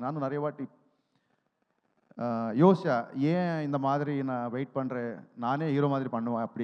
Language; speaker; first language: Tamil; non-native, learner; Telugu